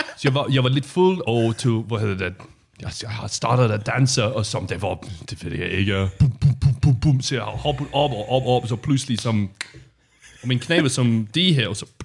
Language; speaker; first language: Danish; non-native, learner; English